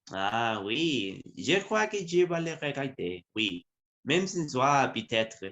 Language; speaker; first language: French; non-native, learner; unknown